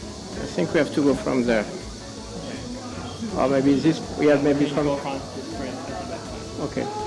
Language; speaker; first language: English; non-native, learner; French